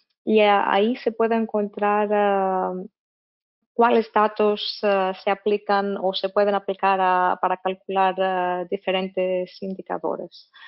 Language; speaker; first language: Spanish; non-native, fluent; English